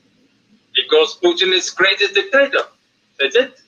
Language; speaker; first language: English; non-native, fluent; Russian